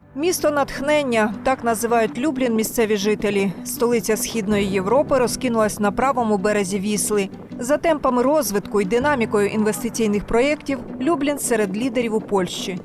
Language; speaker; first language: Ukrainian; native; Ukrainian